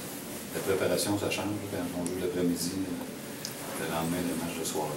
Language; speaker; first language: French; native; French